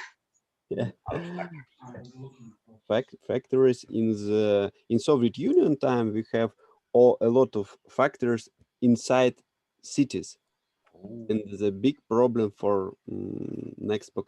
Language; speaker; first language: English; non-native, learner; Russian